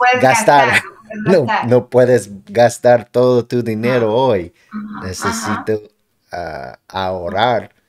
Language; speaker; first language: Spanish; non-native, learner; English